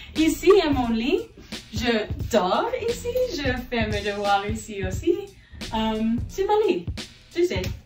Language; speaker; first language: French; non-native, learner; English